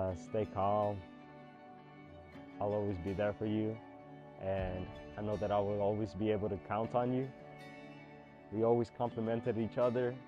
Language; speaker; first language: English; early bilingual, other home language; Spanish